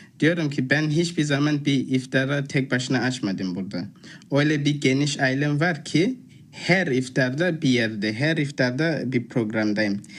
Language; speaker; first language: Turkish; non-native, fluent; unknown